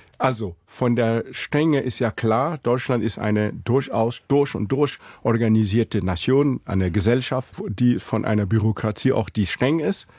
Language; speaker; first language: German; non-native, fluent; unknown